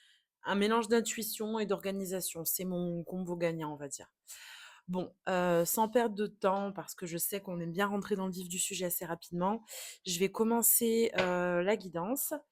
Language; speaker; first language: French; native; French